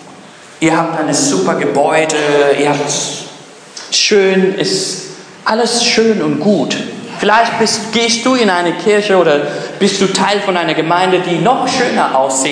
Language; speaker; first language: German; non-native, fluent; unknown